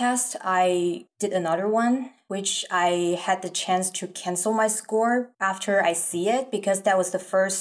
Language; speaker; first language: English; non-native, fluent; Chinese